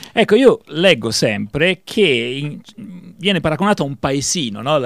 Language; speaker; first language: Italian; native; Italian